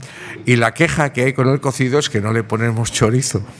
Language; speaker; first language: Spanish; native; Spanish